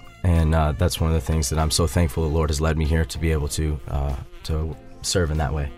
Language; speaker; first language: English; native; English